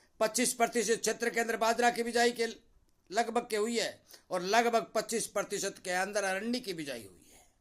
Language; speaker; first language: Hindi; native; Hindi